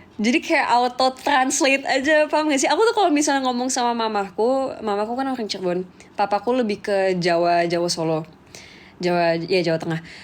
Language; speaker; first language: Indonesian; native; Indonesian